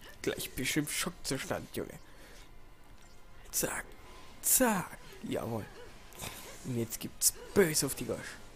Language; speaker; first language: German; native; German